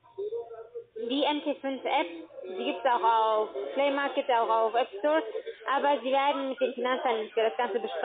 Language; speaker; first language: German; non-native, fluent; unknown